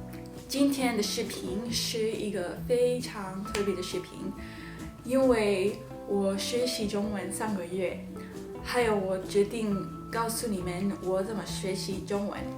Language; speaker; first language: Chinese; non-native, learner; English